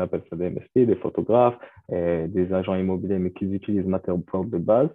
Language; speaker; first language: French; non-native, fluent; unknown